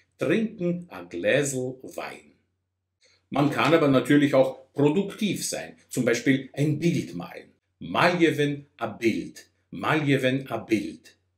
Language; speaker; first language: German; non-native, fluent; Russian